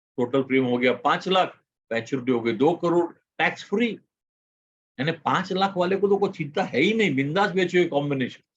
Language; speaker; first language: Hindi; non-native, local second language; Gujarati